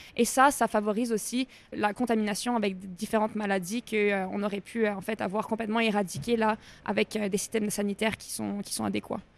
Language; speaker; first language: French; native; French